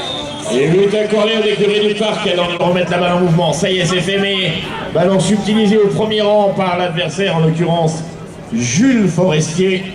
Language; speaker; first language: French; native; French